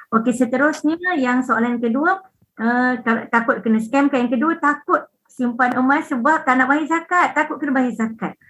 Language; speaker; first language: Malay; non-native, local second language; Western Cham